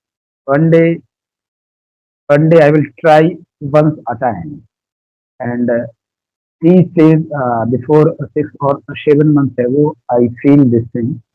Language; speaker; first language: English; non-native, learner; Hindi